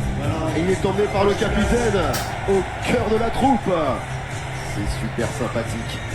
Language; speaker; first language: French; native; French